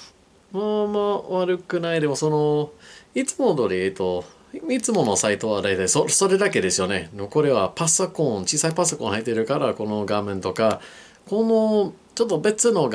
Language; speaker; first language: Japanese; non-native, learner; English